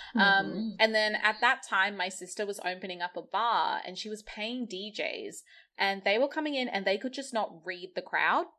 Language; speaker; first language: English; native; English